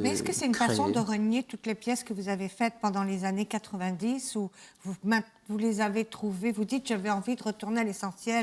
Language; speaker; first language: French; native; French